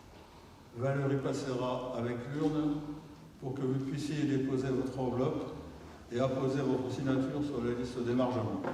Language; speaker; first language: French; native; French